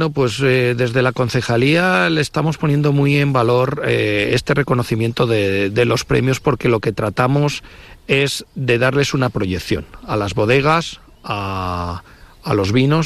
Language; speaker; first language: Spanish; native; Spanish